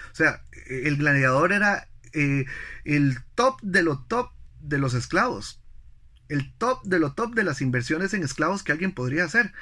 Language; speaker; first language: Spanish; native; Spanish